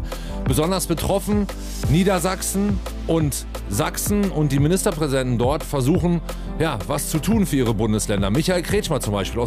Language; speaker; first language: German; native; German